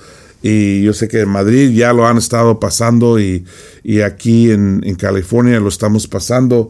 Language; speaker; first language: Spanish; non-native, fluent; English